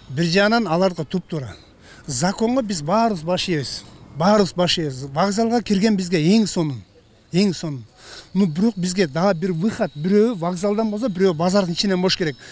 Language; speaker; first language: Kyrgyz; native; Kyrgyz